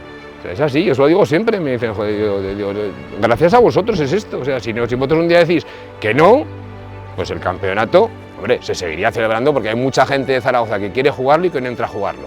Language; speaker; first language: Spanish; native; Spanish